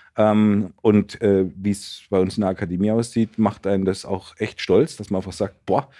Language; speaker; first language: German; native; German